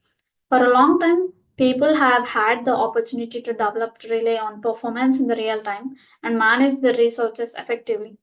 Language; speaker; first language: English; non-native, local second language; Telugu